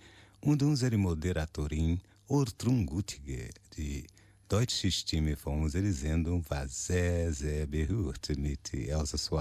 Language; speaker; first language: German; non-native, learner; Portuguese